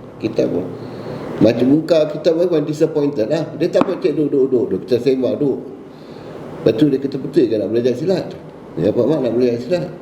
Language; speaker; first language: Malay; native; Malay